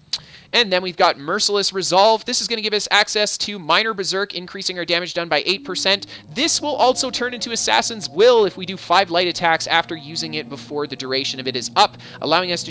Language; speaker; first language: English; native; English